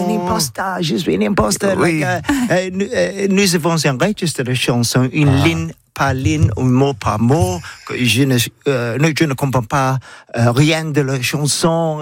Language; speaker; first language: French; non-native, learner; English